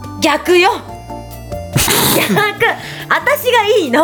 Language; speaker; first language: Japanese; native; Japanese